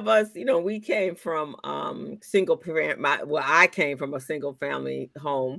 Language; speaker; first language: English; native; English